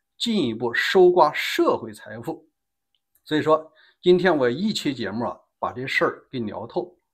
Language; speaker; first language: Chinese; native; Chinese